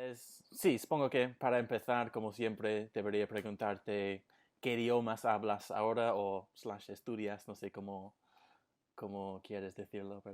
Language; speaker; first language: Spanish; non-native, fluent; English